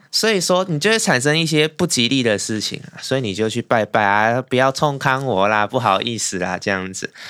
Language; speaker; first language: Chinese; native; Chinese